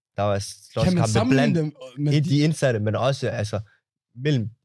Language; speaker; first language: Danish; early bilingual, other home language; Somali